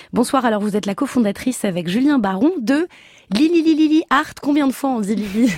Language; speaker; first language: French; native; French